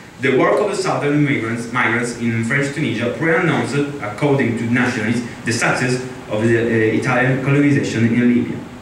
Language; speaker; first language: English; non-native, fluent; Italian